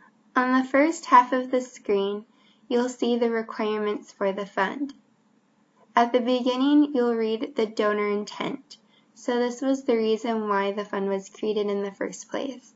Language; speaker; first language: English; native; English